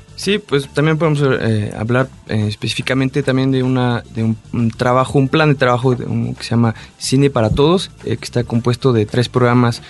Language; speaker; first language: Spanish; non-native, fluent; French